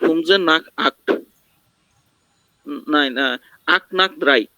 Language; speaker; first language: German; non-native, learner; Bangla